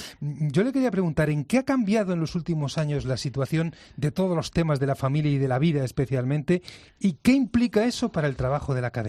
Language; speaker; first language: Spanish; native; Spanish